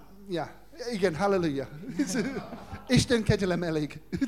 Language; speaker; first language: Hungarian; non-native, learner; English